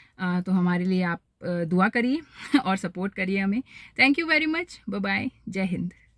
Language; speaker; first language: Hindi; native; Hindi